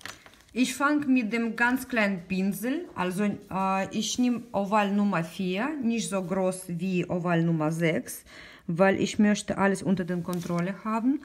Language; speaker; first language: German; non-native, learner; Russian